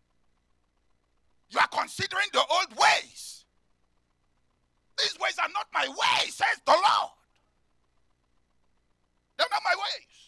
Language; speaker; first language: English; non-native, local second language; Yoruba